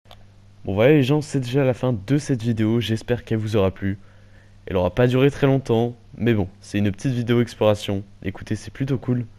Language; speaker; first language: French; native; French